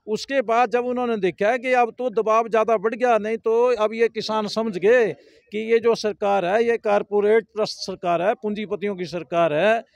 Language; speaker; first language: Hindi; native; Hindi